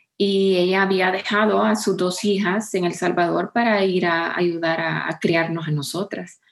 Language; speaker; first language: Spanish; early bilingual, heritage; Spanish